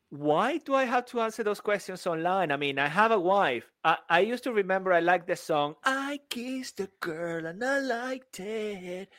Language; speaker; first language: English; non-native, fluent; Spanish